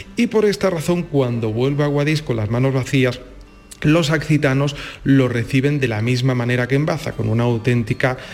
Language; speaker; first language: Spanish; native; Spanish